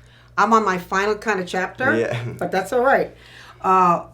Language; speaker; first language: English; native; English